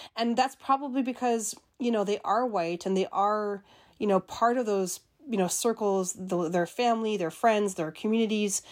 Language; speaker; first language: English; native; English